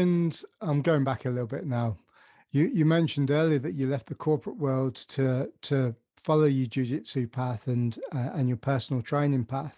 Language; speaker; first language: English; native; English